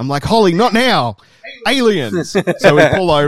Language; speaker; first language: English; native; English